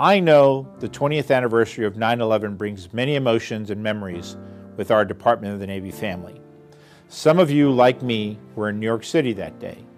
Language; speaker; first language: English; native; English